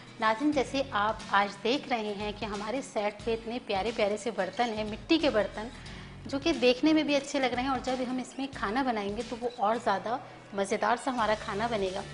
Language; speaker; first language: Urdu; native; Urdu